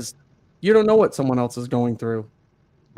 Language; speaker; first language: English; native; English